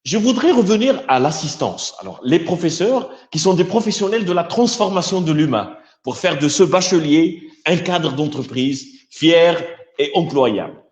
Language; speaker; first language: French; non-native, local second language; Arabic